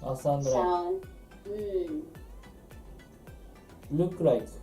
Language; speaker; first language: English; non-native, learner; Japanese